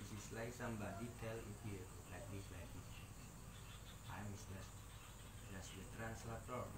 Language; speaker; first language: English; non-native, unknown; Indonesian